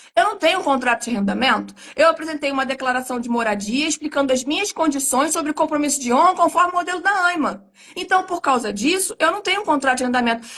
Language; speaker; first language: Portuguese; native; Portuguese